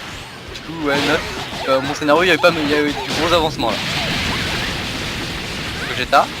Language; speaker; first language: French; native; French